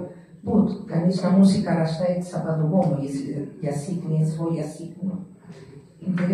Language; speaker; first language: Russian; non-native, learner; Spanish